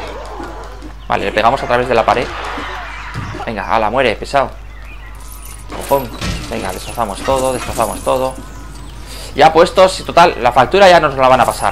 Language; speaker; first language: Spanish; native; Spanish